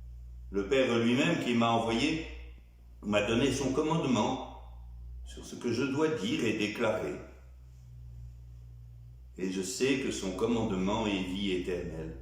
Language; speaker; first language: French; native; French